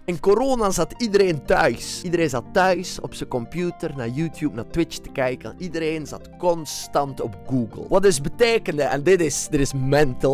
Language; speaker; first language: Dutch; native; Dutch